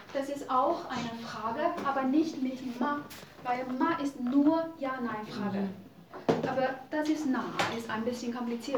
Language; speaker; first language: German; non-native, fluent; Chinese